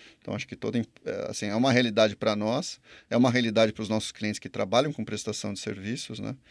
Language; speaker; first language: Portuguese; native; Portuguese